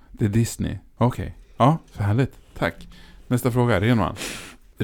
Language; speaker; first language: Swedish; native; Swedish